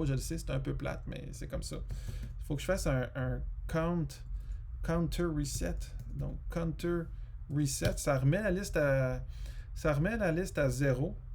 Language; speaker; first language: French; native; French